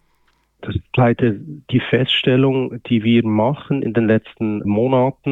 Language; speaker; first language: German; native; German